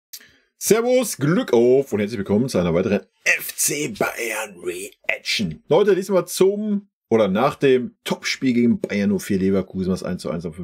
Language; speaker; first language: German; native; German